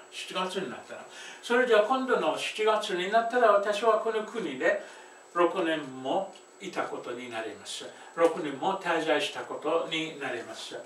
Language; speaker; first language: Japanese; non-native, fluent; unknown